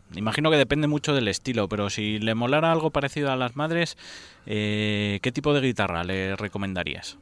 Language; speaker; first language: Spanish; native; Spanish